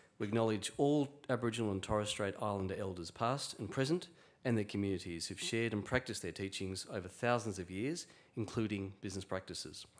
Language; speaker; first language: English; native; English